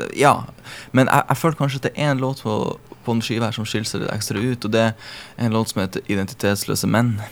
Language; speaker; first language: Norwegian; native; Norwegian